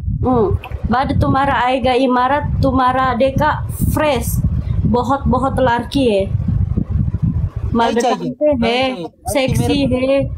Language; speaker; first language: Hindi; non-native, learner; Pashto